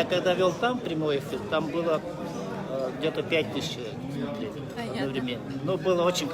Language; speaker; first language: Russian; non-native, local second language; Kyrgyz